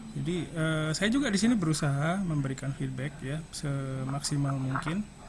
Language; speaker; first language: Indonesian; native; Indonesian